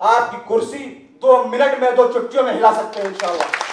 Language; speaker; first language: Hindi; native; Hindi